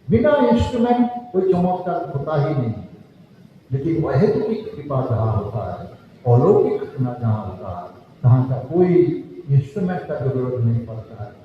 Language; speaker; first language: Hindi; non-native, local second language; Bangla